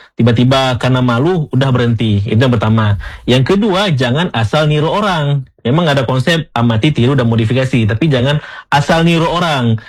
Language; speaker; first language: Indonesian; non-native, local second language; Achinese